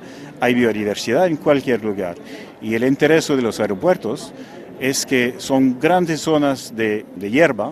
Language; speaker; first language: Spanish; non-native, fluent; French